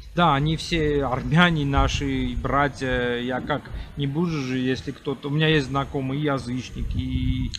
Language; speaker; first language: Russian; non-native, local second language; Armenian